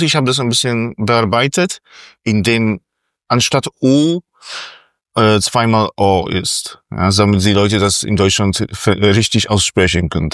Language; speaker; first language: German; non-native, fluent; Polish